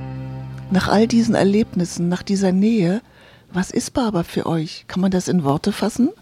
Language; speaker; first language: German; native; German